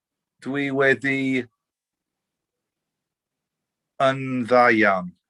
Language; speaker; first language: Welsh; non-native, learner; English